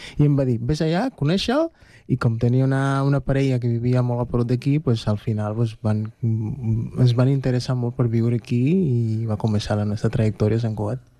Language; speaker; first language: Catalan; non-native, fluent; Spanish